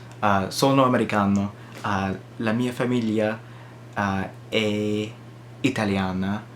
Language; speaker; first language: Italian; non-native, learner; English